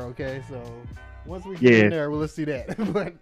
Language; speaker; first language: English; native; English